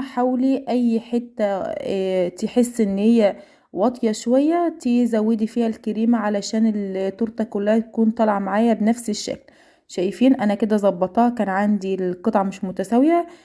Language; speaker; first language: Arabic; native; Arabic